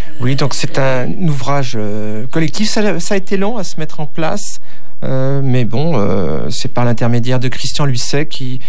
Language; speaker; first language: French; native; French